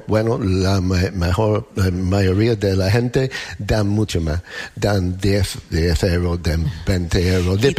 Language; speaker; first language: Spanish; non-native, learner; English